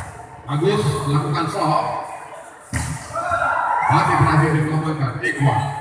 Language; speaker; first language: Indonesian; non-native, local second language; Achinese